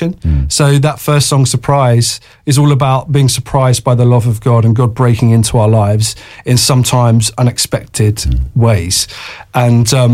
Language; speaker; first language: English; native; English